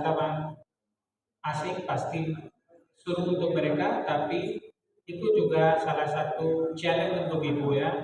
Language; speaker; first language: Indonesian; non-native, fluent; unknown